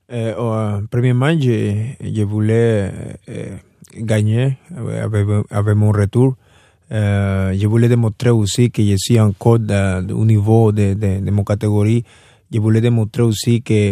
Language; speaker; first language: French; non-native, fluent; Spanish